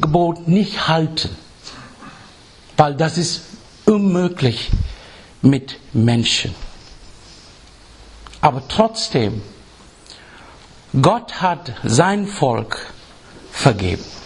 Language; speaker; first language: German; non-native, fluent; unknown